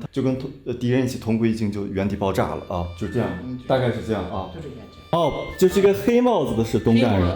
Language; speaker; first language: Chinese; native; Chinese